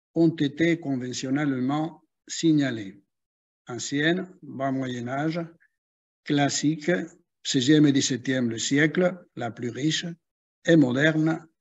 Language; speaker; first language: French; non-native, fluent; Spanish